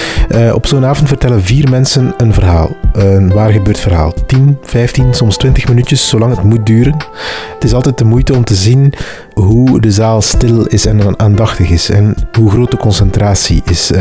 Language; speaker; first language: Dutch; native; Dutch